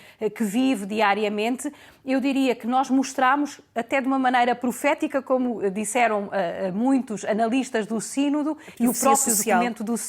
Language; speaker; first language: Portuguese; native; Portuguese